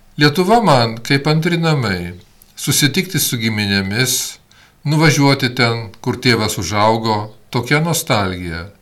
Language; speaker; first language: Lithuanian; early bilingual, heritage; Lithuanian